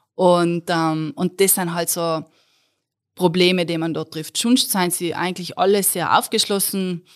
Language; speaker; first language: German; native; German